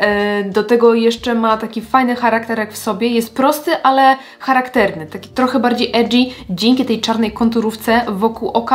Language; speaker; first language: Polish; native; Polish